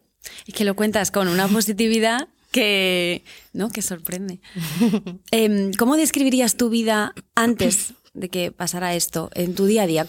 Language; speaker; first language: Spanish; native; Spanish